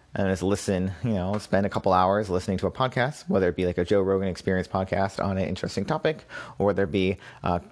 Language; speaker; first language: English; native; English